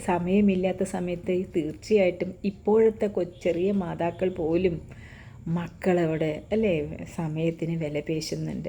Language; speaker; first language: Malayalam; native; Malayalam